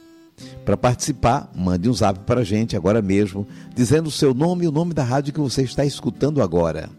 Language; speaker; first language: Portuguese; native; Portuguese